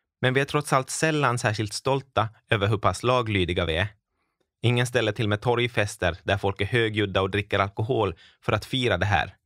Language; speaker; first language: Swedish; native; Swedish